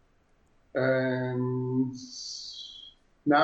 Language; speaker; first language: English; non-native, fluent; Swiss German